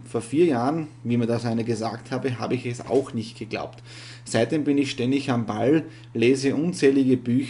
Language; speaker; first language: German; native; German